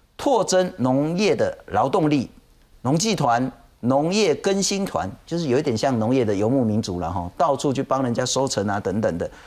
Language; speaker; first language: Chinese; native; Chinese